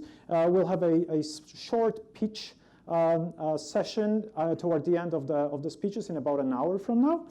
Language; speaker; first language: English; non-native, fluent; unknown